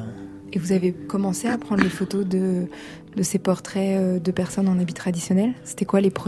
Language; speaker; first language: French; native; French